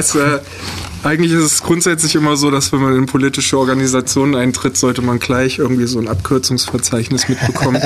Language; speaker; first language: German; native; German